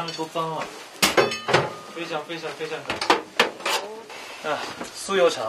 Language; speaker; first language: Chinese; non-native, fluent; Japanese